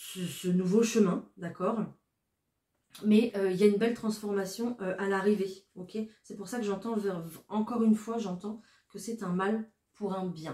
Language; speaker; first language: French; native; French